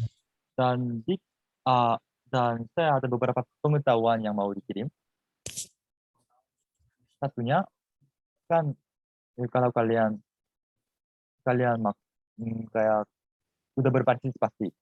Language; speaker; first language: Indonesian; non-native, fluent; Korean